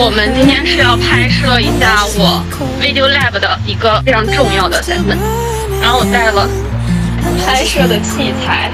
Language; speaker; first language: Chinese; native; Chinese